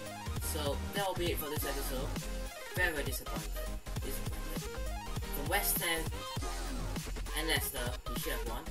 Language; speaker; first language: English; native; English